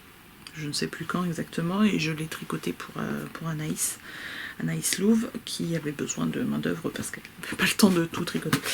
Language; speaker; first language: French; native; French